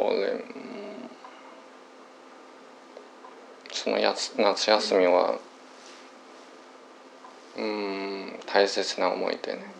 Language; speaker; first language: Japanese; non-native, learner; Chinese